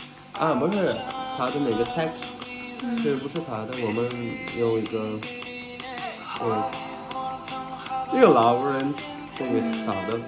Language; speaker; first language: Chinese; non-native, learner; Turkmen